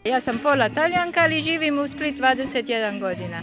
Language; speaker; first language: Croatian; non-native, learner; Italian